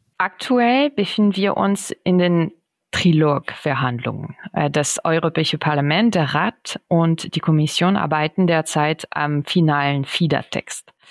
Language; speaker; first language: German; non-native, fluent; French